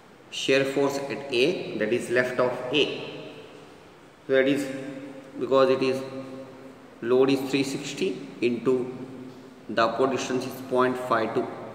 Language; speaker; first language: English; non-native, local second language; Kannada